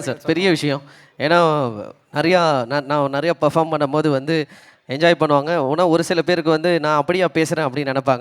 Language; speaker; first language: Tamil; native; Tamil